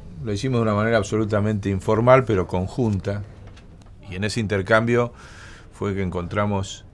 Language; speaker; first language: Spanish; native; Spanish